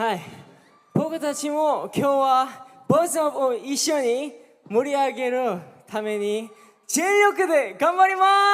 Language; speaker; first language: Japanese; non-native, learner; Korean